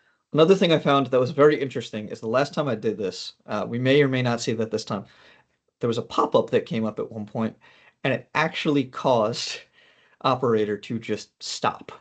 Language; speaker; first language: English; native; English